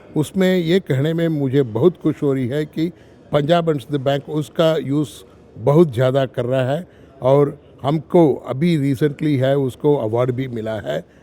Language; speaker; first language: Hindi; non-native, local second language; Tamil